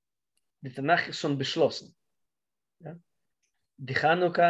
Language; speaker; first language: German; non-native, learner; Russian